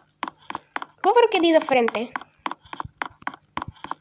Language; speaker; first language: Spanish; non-native, learner; Portuguese